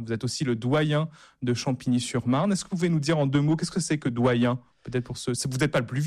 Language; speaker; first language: French; native; French